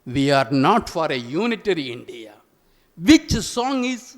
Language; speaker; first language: English; non-native, local second language; Tamil